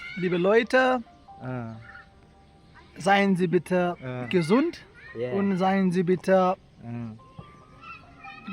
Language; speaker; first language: German; non-native, learner; Nepali